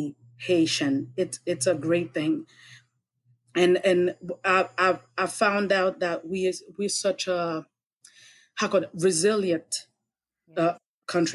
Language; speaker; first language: English; non-native, fluent; Haitian Creole